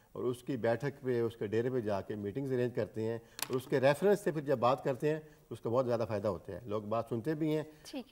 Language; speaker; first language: Urdu; native; Urdu